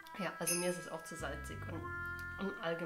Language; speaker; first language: German; native; German